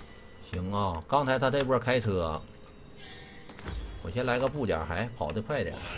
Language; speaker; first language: Chinese; native; Chinese